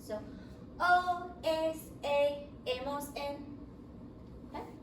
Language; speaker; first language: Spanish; non-native, fluent; English